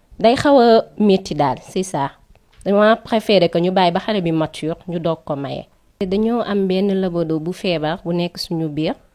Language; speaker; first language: Wolof; non-native, local second language; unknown